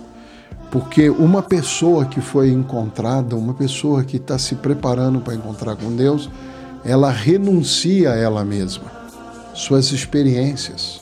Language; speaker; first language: Portuguese; native; Portuguese